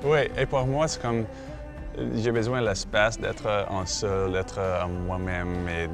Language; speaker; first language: French; non-native, fluent; English